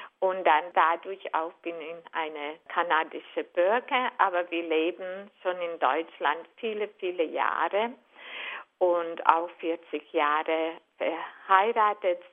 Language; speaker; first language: German; non-native, fluent; Hungarian